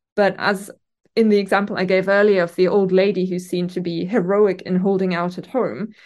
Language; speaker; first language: English; non-native, fluent; German